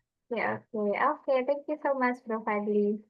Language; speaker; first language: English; non-native, learner; Indonesian